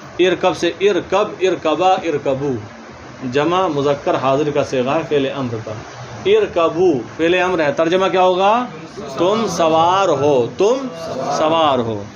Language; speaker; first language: Urdu; native; Urdu